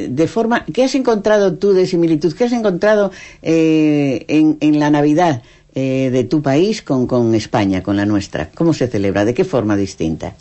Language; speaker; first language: Spanish; native; Spanish